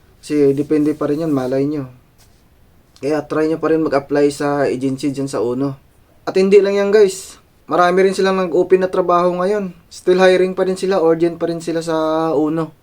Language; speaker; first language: Filipino; non-native, local second language; Cebuano